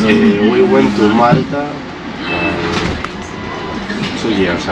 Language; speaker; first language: English; non-native, fluent; Spanish